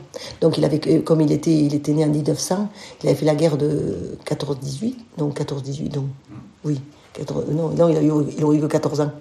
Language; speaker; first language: French; native; French